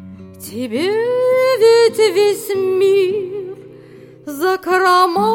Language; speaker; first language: Russian; native; Russian